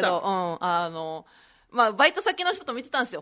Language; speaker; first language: Japanese; native; Japanese